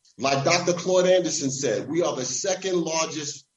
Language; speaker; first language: English; native; English